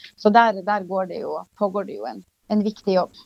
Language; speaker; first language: Norwegian; native; Norwegian